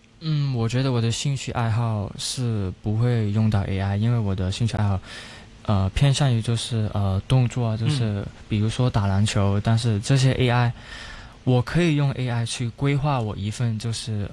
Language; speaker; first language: Chinese; non-native, local second language; Cantonese